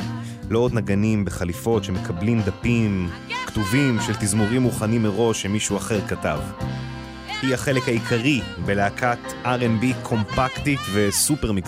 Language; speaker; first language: Hebrew; native; Hebrew